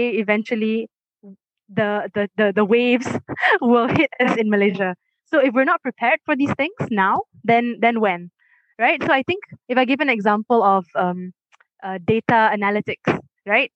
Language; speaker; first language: English; non-native, local second language; Malay